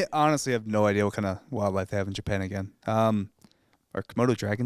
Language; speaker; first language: English; native; English